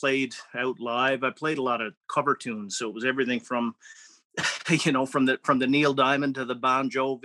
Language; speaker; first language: English; native; English